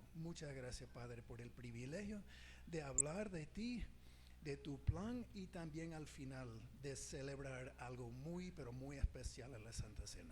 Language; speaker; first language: Spanish; non-native, fluent; English